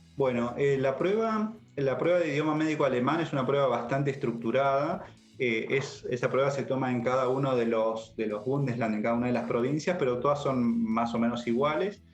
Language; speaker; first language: Spanish; native; Spanish